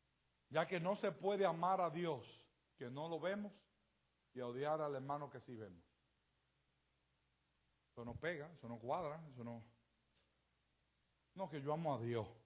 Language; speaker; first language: Spanish; native; Spanish